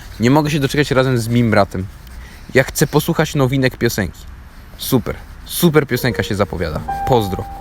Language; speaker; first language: Polish; native; Polish